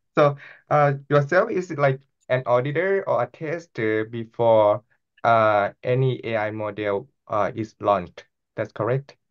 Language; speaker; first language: English; non-native, fluent; Thai